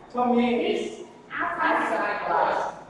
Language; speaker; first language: English; non-native, learner; Vietnamese